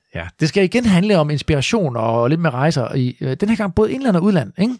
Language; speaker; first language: English; non-native, fluent; Danish